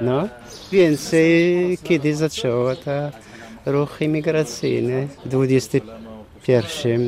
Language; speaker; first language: Polish; non-native, fluent; Arabic